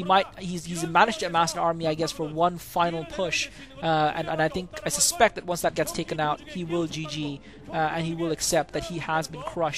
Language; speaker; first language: English; native; English